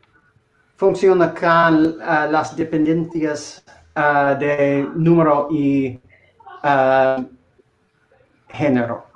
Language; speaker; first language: Spanish; non-native, learner; English